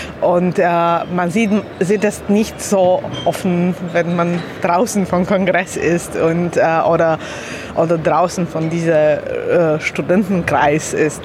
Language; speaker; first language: German; non-native, learner; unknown